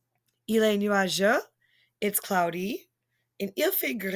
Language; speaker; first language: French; non-native, fluent; English